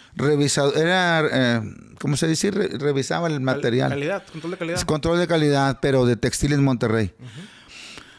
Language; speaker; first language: Spanish; native; Spanish